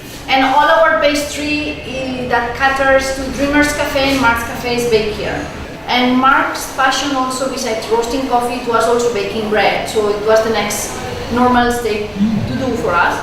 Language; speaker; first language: English; non-native, fluent; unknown